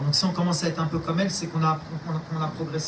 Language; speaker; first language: French; native; French